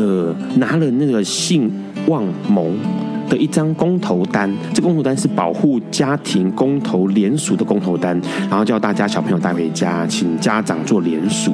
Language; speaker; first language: Chinese; native; Chinese